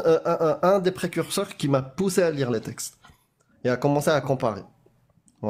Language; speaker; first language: French; native; French